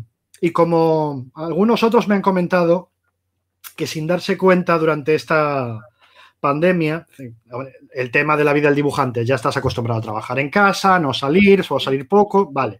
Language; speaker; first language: Spanish; native; Spanish